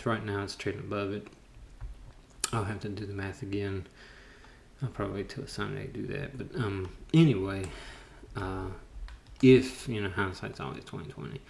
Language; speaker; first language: English; native; English